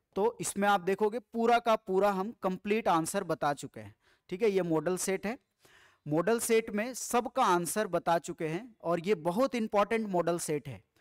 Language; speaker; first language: Hindi; native; Hindi